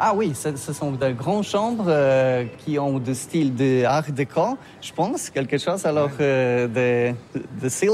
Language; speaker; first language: French; non-native, learner; Polish